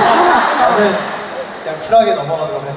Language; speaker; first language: Korean; native; Korean